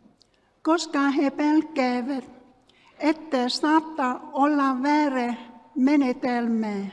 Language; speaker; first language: Finnish; non-native, learner; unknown